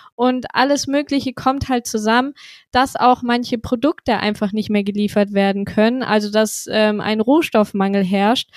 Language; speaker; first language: German; native; German